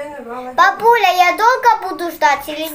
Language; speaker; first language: Russian; early bilingual, heritage; Russian